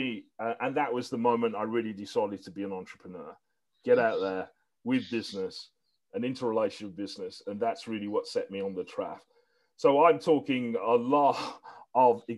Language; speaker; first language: English; native; English